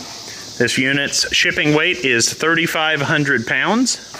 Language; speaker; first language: English; native; English